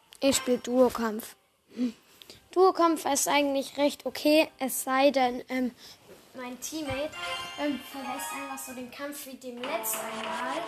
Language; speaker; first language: German; native; German